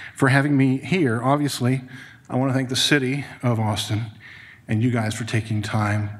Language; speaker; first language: English; native; English